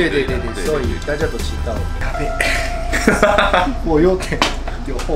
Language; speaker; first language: Chinese; non-native, learner; Japanese